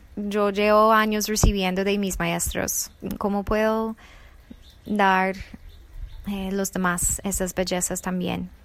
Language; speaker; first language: Spanish; non-native, fluent; English